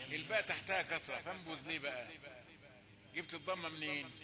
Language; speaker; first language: Arabic; native; Arabic